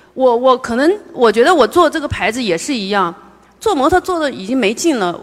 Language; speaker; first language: Chinese; native; Chinese